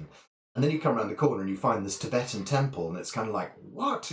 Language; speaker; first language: English; native; English